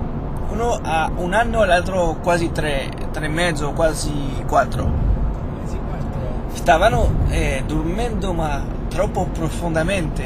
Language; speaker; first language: Italian; non-native, fluent; Spanish